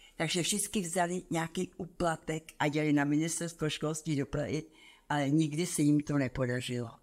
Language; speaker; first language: Czech; native; Czech